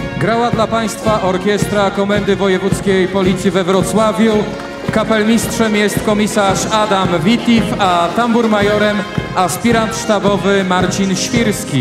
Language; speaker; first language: Polish; native; Polish